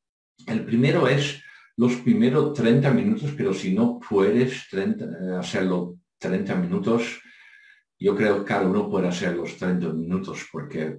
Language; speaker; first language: Spanish; non-native, fluent; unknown